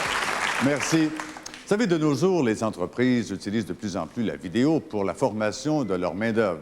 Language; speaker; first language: French; native; French